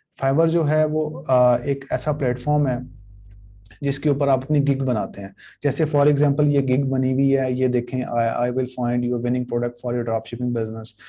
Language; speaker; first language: Urdu; native; Urdu